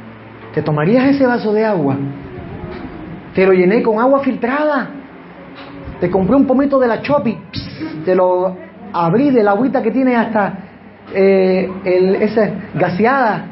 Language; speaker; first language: Spanish; native; Spanish